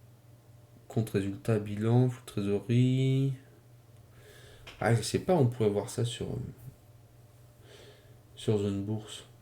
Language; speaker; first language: French; native; French